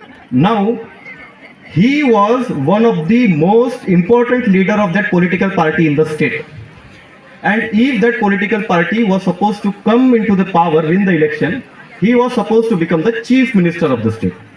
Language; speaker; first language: English; non-native, local second language; Marathi